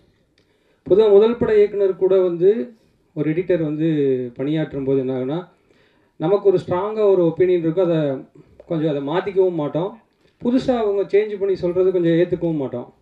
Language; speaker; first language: Tamil; native; Tamil